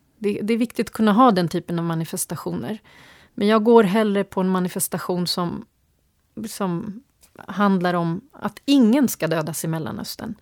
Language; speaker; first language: Swedish; early bilingual, other home language; Turoyo